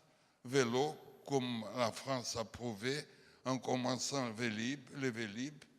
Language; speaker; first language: French; non-native, fluent; Portuguese